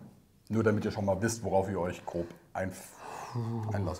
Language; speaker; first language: German; native; German